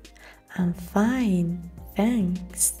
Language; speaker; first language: English; non-native, fluent; Arabic